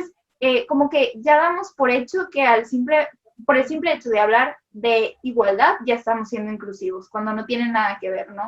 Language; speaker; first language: Spanish; native; Spanish